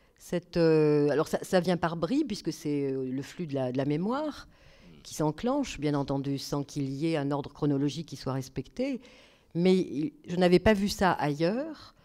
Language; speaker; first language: French; native; French